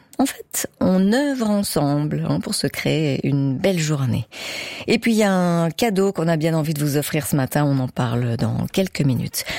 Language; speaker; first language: French; native; French